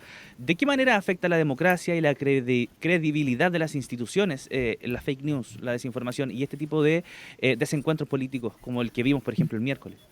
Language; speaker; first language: Spanish; native; Spanish